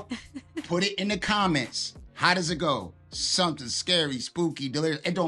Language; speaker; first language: English; native; English